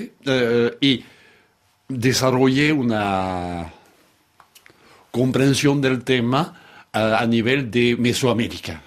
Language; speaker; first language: Spanish; non-native, fluent; French